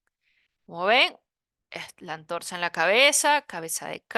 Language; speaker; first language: Spanish; native; Spanish